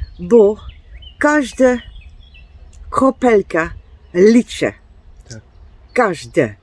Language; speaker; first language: Polish; non-native, learner; Dutch